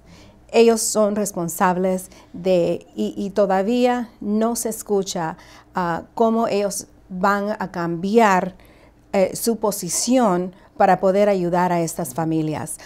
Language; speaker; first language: Spanish; early bilingual, heritage; Spanish